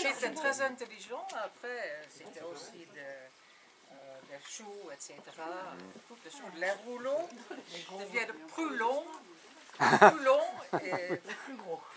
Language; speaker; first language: French; non-native, fluent; Dutch